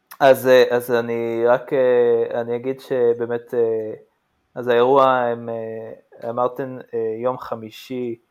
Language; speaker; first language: Hebrew; native; Hebrew